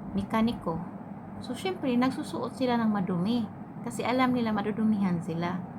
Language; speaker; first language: Filipino; non-native, local second language; Cebuano